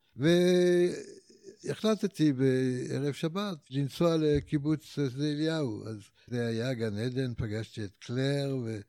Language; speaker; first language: Hebrew; non-native, fluent; French